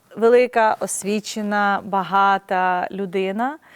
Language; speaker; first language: Ukrainian; native; Ukrainian